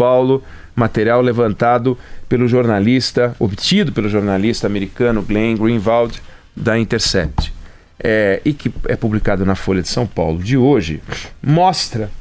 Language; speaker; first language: Portuguese; native; Portuguese